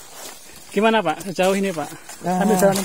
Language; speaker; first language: Indonesian; native; Indonesian